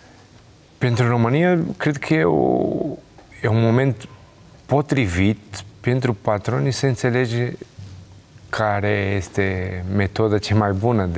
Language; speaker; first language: Romanian; non-native, learner; Portuguese